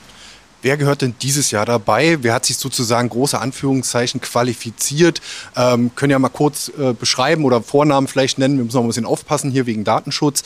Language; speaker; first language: German; native; German